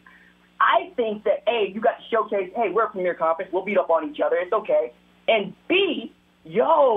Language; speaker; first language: English; native; English